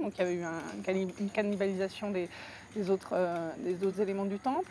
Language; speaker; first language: French; native; French